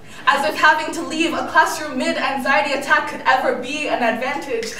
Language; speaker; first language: English; early bilingual, other home language; Spanish